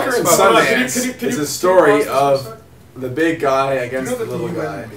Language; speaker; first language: English; native; English